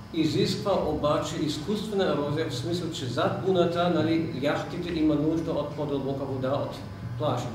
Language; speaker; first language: Bulgarian; non-native, fluent; German